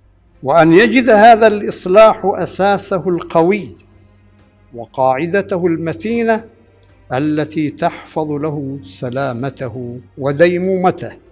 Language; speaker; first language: Arabic; native; Arabic